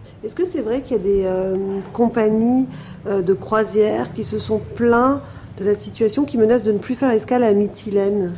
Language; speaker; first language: French; native; French